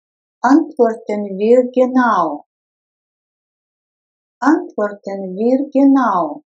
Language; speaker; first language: German; non-native, fluent; Russian